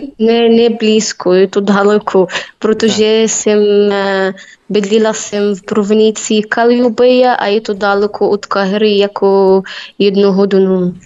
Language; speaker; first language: Czech; non-native, learner; Arabic